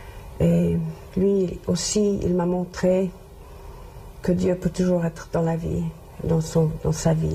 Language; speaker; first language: French; non-native, local second language; English